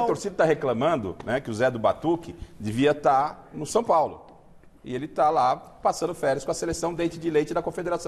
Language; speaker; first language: Portuguese; native; Portuguese